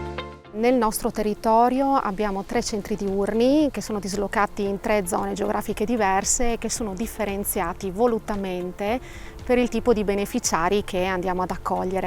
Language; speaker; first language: Italian; native; Italian